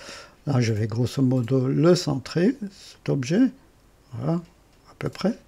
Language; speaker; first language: French; native; French